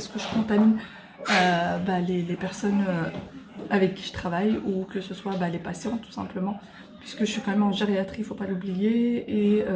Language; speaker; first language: French; native; French